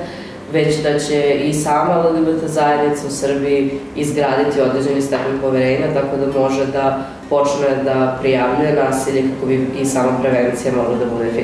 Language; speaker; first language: Serbian; native; Serbian